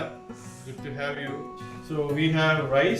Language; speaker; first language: English; non-native, local second language; Tamil